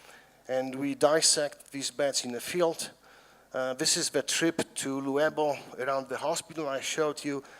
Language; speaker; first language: English; non-native, fluent; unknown